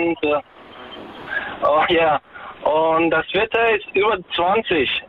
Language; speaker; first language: German; early bilingual, other home language; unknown